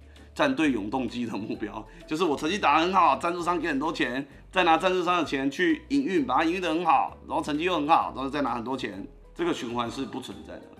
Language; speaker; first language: Chinese; native; Chinese